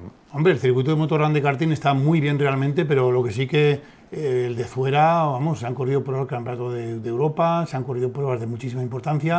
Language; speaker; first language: Spanish; native; Spanish